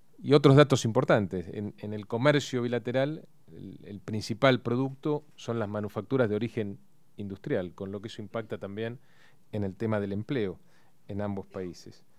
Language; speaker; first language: Spanish; native; Spanish